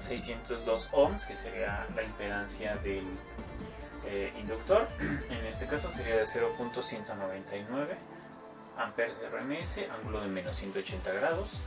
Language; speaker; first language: Spanish; native; Spanish